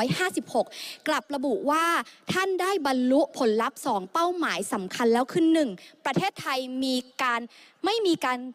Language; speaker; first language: Thai; native; Thai